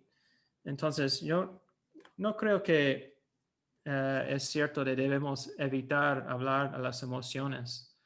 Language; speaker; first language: Spanish; non-native, fluent; English